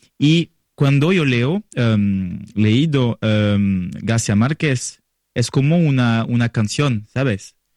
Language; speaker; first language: Spanish; non-native, learner; French